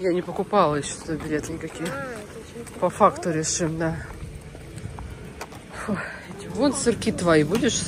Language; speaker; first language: Russian; native; Russian